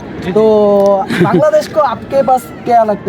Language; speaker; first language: Hindi; non-native, learner; Bangla